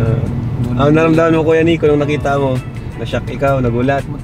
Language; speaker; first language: Filipino; native; Filipino